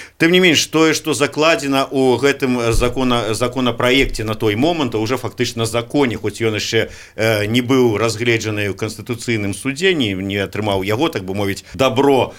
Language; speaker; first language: Belarusian; native; Belarusian